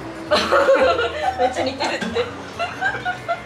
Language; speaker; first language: Japanese; native; Japanese